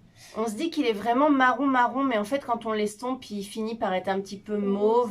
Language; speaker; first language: French; native; French